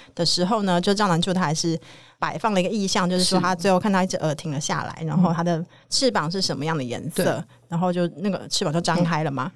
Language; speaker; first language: Chinese; native; Chinese